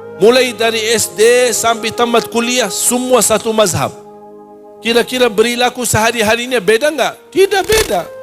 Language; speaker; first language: Malay; non-native, fluent; Arabic